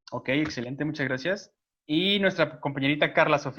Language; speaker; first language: Spanish; native; Spanish